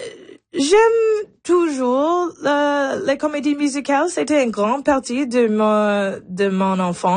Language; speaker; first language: French; non-native, local second language; English